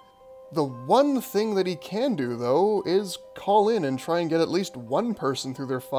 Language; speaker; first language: English; native; English